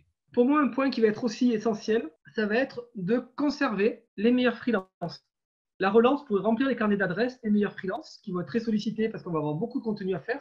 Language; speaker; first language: French; native; French